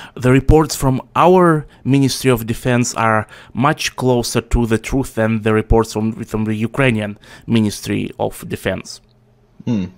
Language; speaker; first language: English; non-native, fluent; Russian